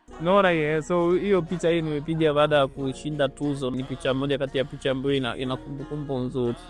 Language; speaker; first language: Swahili; native; Swahili